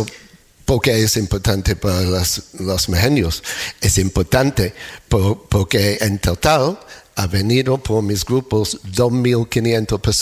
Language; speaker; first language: Spanish; non-native, fluent; English